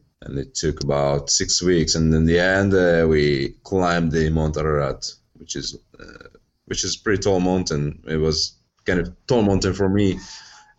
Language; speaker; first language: English; non-native, fluent; Hungarian